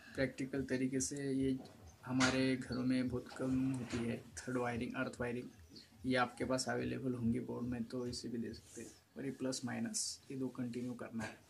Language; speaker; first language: Hindi; non-native, local second language; Marathi